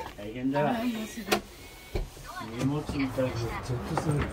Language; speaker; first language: Japanese; native; Japanese